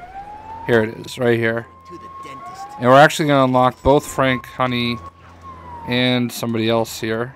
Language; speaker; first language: English; native; English